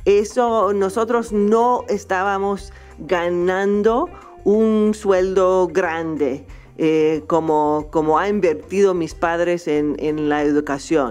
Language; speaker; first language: Spanish; non-native, fluent; English